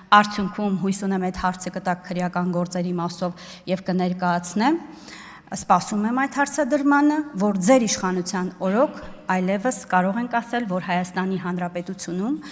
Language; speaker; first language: Armenian; native; Armenian